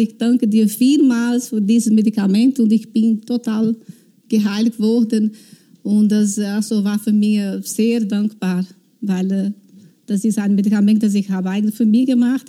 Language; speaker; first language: German; non-native, learner; Portuguese